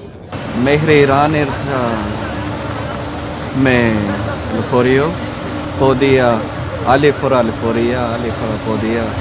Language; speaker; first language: Greek; non-native, learner; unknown